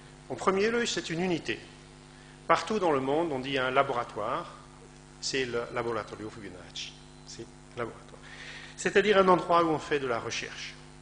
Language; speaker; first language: French; native; French